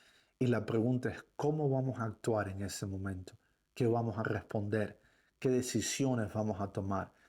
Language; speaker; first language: Spanish; native; Spanish